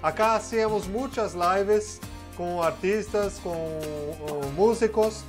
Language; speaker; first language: Spanish; non-native, learner; Portuguese